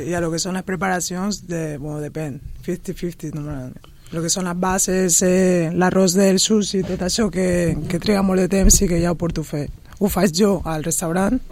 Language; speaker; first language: Catalan; non-native, fluent; Spanish